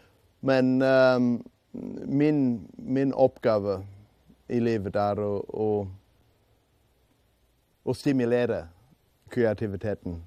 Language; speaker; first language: Swedish; non-native, fluent; English